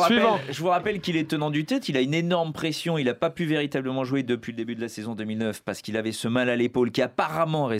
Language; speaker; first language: French; native; French